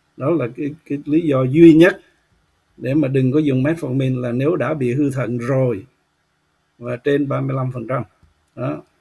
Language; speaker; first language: Vietnamese; native; Vietnamese